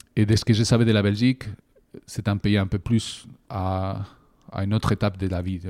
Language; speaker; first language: French; non-native, fluent; Spanish